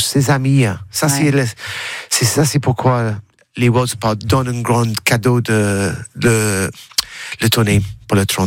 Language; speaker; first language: French; non-native, learner; English